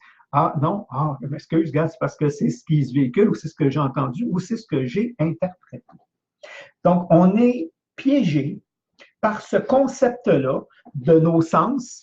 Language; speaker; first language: French; native; French